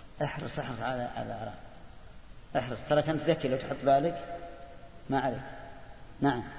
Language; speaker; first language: Arabic; native; Arabic